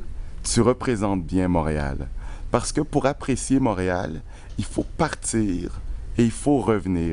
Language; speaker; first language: French; native; French